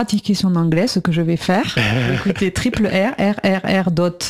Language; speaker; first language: French; native; French